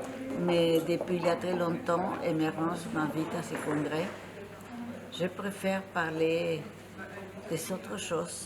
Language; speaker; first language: French; non-native, fluent; Spanish